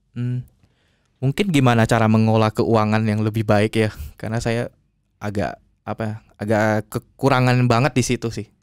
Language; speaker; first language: Indonesian; native; Indonesian